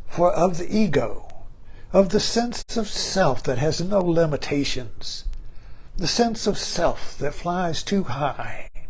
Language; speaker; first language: English; native; English